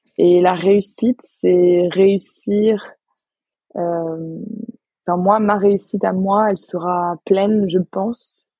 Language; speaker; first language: French; native; French